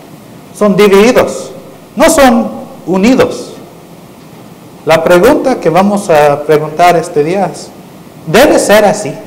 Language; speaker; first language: Spanish; non-native, fluent; English